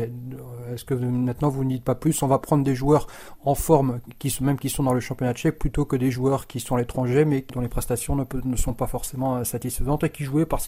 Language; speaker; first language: French; native; French